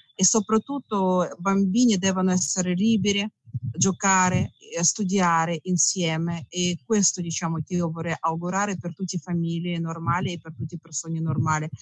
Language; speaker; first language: Italian; non-native, fluent; Russian